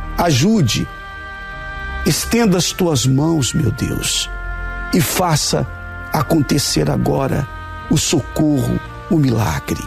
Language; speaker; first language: Portuguese; native; Portuguese